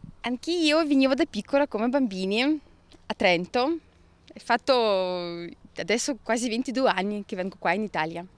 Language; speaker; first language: Italian; non-native, learner; Russian